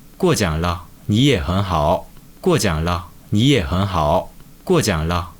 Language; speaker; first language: Chinese; non-native, fluent; Korean